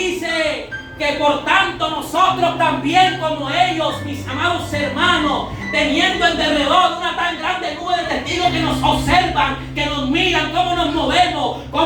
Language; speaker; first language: Spanish; native; Spanish